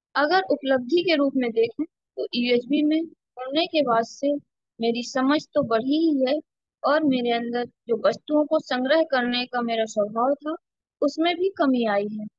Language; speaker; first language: Hindi; native; Hindi